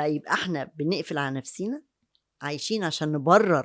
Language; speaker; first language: Arabic; native; Arabic